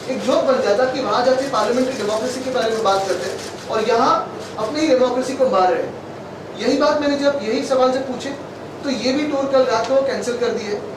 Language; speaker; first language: Hindi; non-native, local second language; Marathi